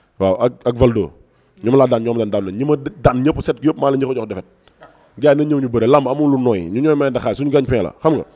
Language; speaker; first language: Wolof; native; Wolof